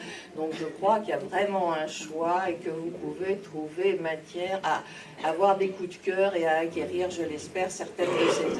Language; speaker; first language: French; native; French